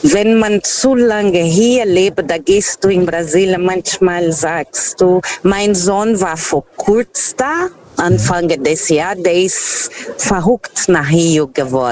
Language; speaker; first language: German; non-native, fluent; Portuguese